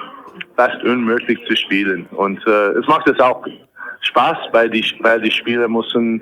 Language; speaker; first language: German; non-native, fluent; English